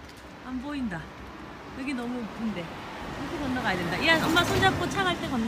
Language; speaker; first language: Korean; native; Korean